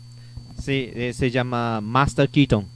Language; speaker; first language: Spanish; non-native, learner; Japanese